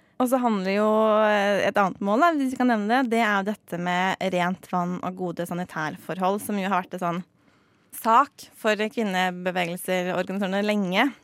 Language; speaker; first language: Norwegian; native; Norwegian